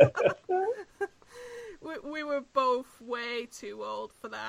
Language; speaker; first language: English; native; English